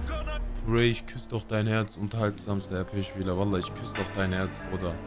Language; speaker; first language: German; early bilingual, other home language; Turkish